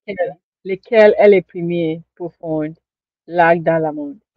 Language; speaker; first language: French; non-native, learner; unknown